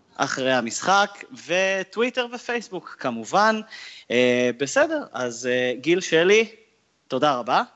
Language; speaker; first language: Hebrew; native; Hebrew